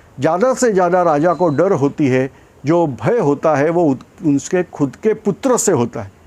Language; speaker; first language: Hindi; non-native, local second language; Marathi